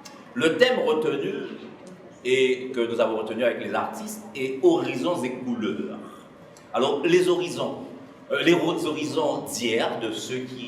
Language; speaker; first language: French; native; French